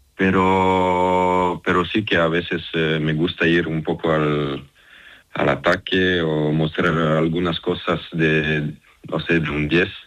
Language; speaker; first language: Spanish; non-native, fluent; Serbian